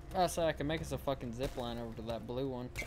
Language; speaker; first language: English; native; English